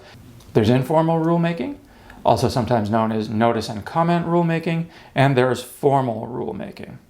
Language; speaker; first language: English; native; English